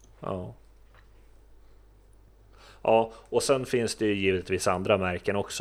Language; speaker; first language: Swedish; native; Swedish